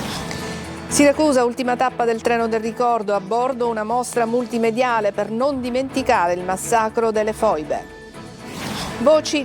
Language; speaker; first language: Italian; native; Italian